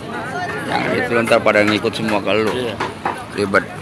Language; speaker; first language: Indonesian; native; Indonesian